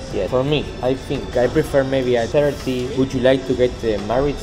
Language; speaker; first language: English; non-native, learner; Spanish